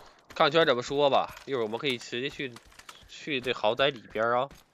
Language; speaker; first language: Chinese; native; Chinese